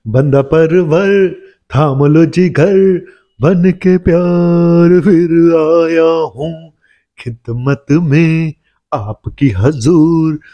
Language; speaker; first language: Hindi; native; Hindi